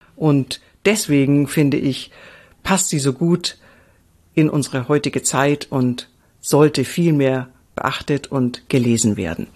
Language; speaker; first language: German; native; German